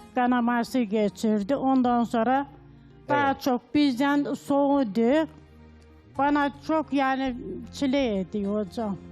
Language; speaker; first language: Turkish; native; Turkish